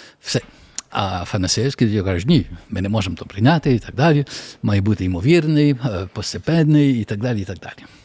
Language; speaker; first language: Ukrainian; early bilingual, heritage; Ukrainian